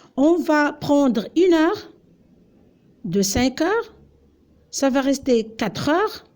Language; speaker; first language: French; non-native, local second language; Arabic